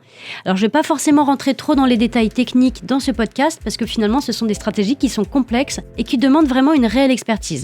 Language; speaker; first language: French; native; French